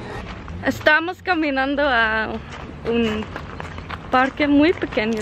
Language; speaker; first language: Spanish; non-native, learner; English